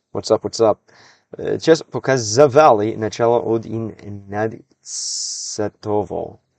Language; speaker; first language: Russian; non-native, learner; English